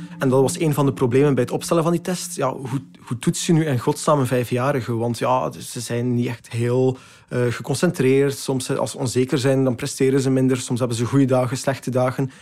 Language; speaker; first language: Dutch; native; Dutch